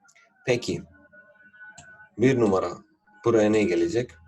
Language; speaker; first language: Turkish; non-native, fluent; Urdu